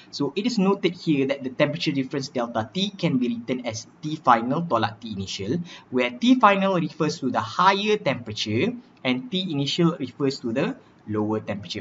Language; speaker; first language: English; non-native, local second language; Malay